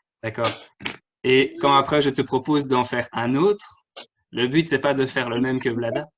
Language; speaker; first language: French; native; French